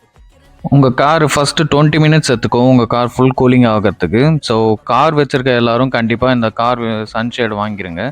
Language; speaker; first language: Tamil; native; Tamil